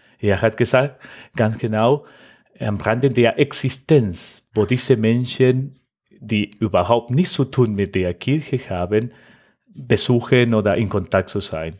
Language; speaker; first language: German; non-native, fluent; Spanish